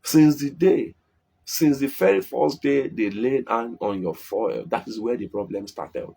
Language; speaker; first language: English; non-native, local second language; Yoruba